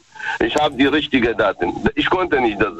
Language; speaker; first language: German; non-native, learner; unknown